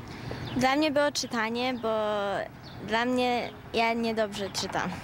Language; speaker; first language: Polish; early bilingual, heritage; Polish